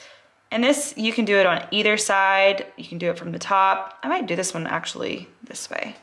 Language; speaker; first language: English; native; English